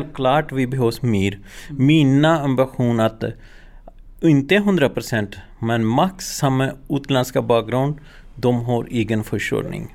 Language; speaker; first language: Swedish; non-native, learner; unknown